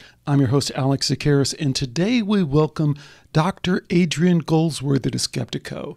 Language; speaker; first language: English; native; English